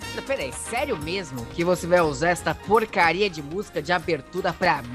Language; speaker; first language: Portuguese; native; Portuguese